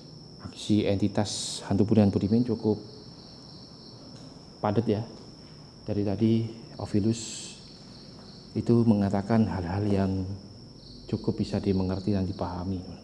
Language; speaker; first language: Indonesian; native; Indonesian